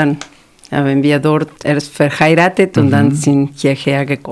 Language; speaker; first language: German; non-native, fluent; Spanish